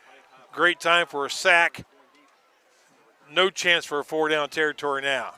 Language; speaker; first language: English; native; English